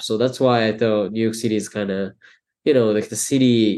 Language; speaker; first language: English; non-native, fluent; Japanese